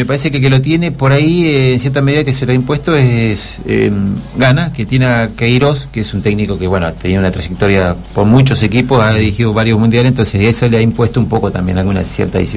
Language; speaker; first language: Spanish; native; Spanish